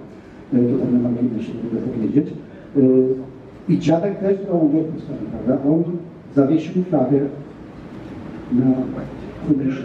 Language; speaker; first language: Polish; native; Polish